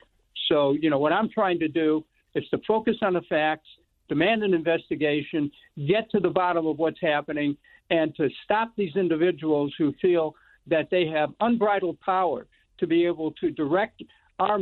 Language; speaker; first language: English; native; English